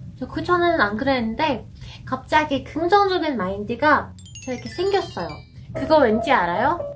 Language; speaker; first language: Korean; non-native, fluent; Persian